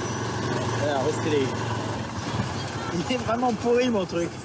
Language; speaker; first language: French; native; French